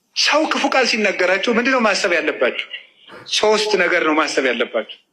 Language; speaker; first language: Amharic; native; Amharic